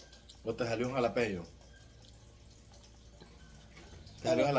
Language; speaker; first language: Spanish; native; Spanish